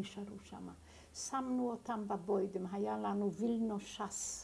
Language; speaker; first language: Hebrew; non-native, fluent; Yiddish